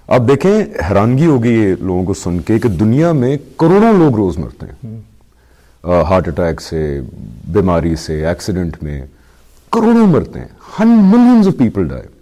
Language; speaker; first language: Urdu; native; Urdu